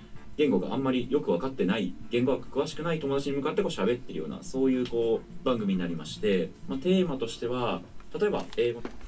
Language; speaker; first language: Japanese; native; Japanese